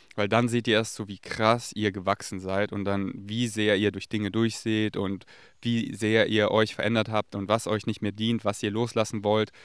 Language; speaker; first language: German; native; German